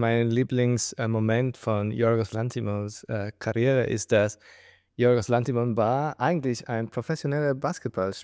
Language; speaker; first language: German; non-native, fluent; Spanish